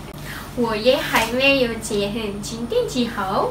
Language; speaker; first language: Chinese; non-native, learner; Malay